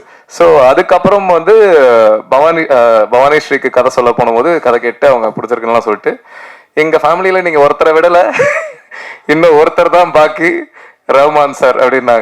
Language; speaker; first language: Tamil; native; Tamil